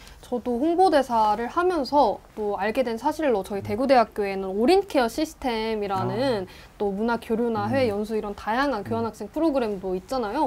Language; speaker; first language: Korean; native; Korean